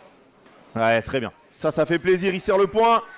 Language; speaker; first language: French; native; French